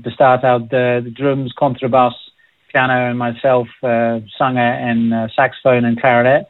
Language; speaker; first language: Dutch; non-native, fluent; English